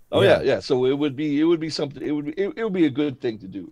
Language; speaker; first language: English; native; English